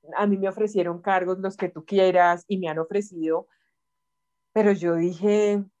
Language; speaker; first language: Spanish; native; Spanish